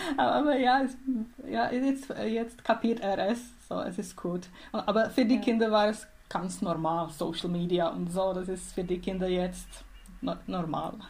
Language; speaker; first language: German; non-native, learner; Czech